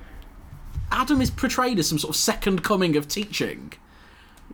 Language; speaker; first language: English; native; English